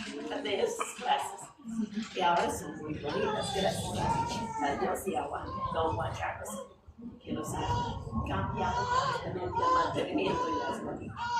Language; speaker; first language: Spanish; non-native, fluent; English